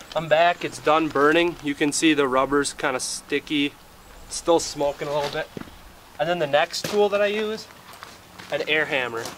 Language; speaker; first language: English; native; English